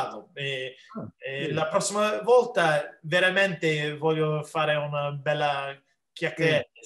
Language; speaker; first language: Italian; early bilingual, heritage; English